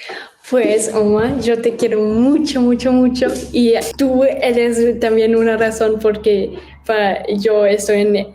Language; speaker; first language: Spanish; early bilingual, heritage; German